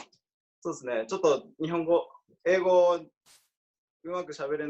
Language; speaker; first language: Japanese; native; Japanese